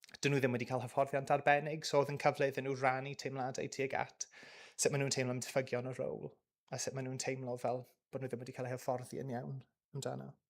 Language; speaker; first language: Welsh; non-native, local second language; English